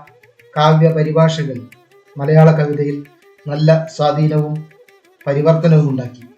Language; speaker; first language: Malayalam; native; Malayalam